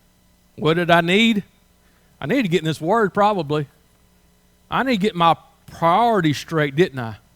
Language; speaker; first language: English; native; English